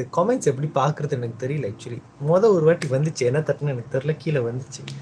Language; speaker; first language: Tamil; early bilingual, heritage; Tamil